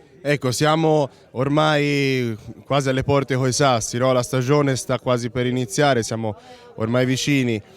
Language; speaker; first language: Italian; native; Italian